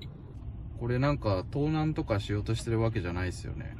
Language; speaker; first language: Japanese; native; Japanese